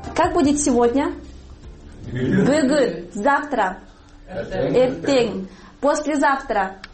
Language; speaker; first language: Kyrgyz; non-native, fluent; Russian